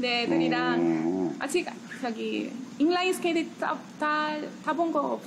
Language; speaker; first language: Korean; non-native, learner; Spanish